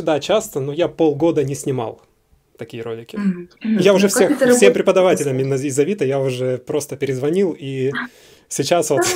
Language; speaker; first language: Russian; native; Russian